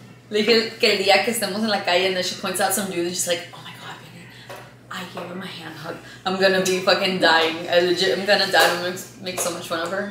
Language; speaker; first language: English; early bilingual, other home language; Spanish